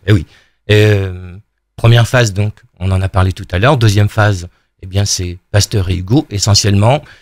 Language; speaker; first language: French; native; French